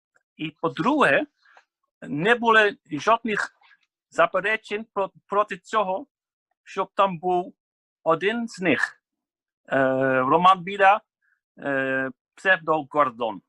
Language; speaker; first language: Ukrainian; non-native, fluent; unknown